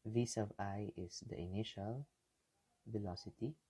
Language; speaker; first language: English; non-native, local second language; Filipino